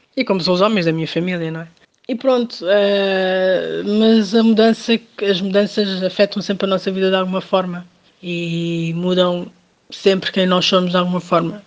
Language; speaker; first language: Portuguese; early bilingual, other home language; Kabuverdianu